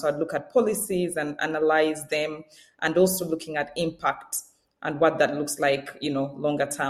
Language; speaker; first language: English; non-native, local second language; Ganda